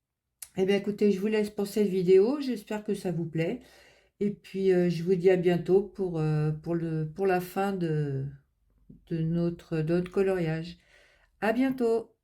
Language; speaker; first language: French; native; French